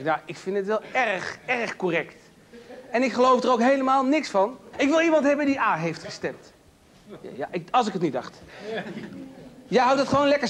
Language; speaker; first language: Dutch; native; Dutch